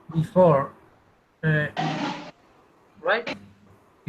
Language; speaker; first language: English; non-native, learner; Spanish